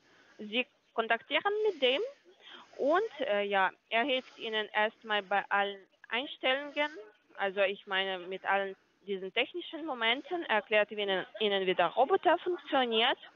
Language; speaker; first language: German; non-native, learner; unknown